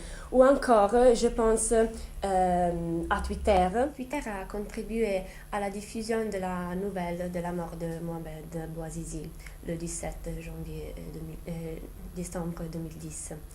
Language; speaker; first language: French; non-native, fluent; Italian